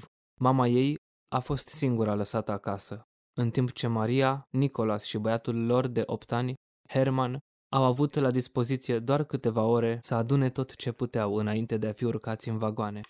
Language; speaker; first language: Romanian; native; Romanian